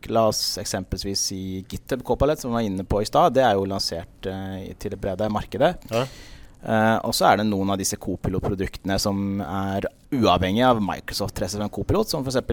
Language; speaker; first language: Norwegian; early bilingual, other home language; Punjabi